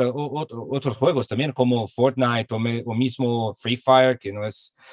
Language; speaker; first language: Spanish; non-native, fluent; Portuguese